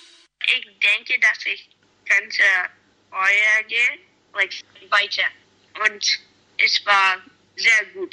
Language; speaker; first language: German; non-native, learner; English